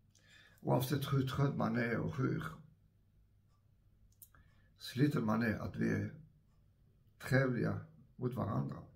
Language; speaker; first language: Swedish; non-native, fluent; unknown